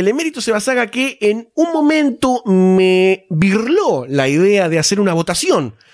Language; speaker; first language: Spanish; native; Spanish